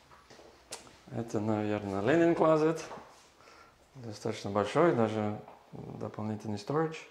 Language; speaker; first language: Russian; non-native, learner; English